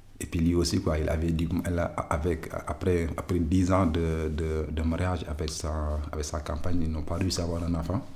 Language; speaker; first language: French; non-native, local second language; Wolof